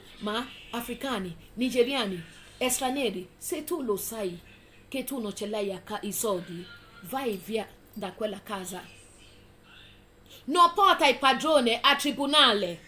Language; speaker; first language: Italian; non-native, fluent; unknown